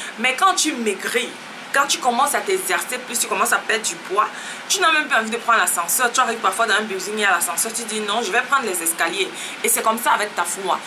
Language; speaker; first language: French; native; French